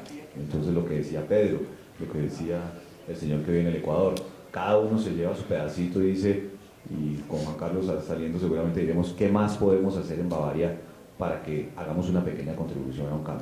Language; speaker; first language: Spanish; native; Spanish